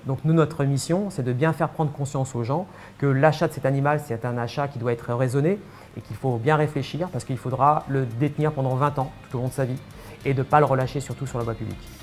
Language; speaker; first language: French; native; French